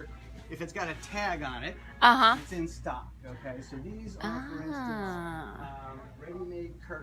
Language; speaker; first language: English; native; English